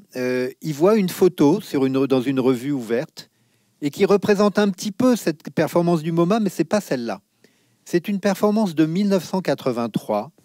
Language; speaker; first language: French; native; French